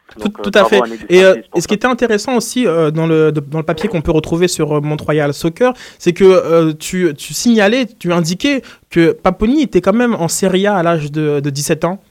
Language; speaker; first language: French; native; French